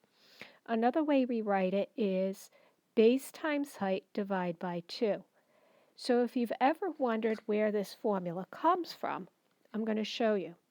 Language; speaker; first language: English; native; English